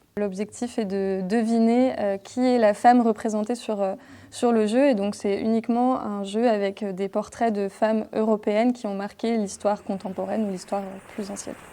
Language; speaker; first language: French; native; French